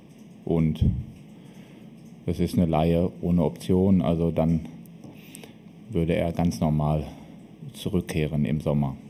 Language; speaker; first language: German; native; German